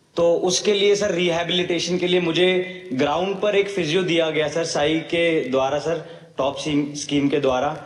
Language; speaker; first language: Hindi; native; Hindi